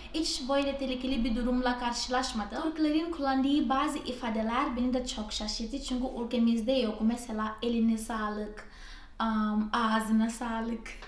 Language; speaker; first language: Turkish; non-native, fluent; Portuguese